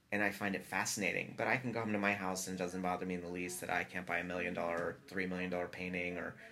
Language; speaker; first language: English; native; English